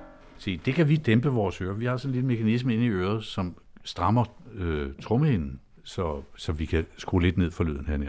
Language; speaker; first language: Danish; native; Danish